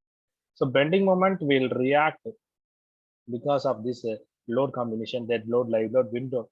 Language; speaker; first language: English; non-native, local second language; Tamil